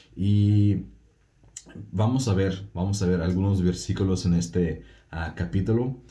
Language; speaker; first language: Spanish; non-native, fluent; Russian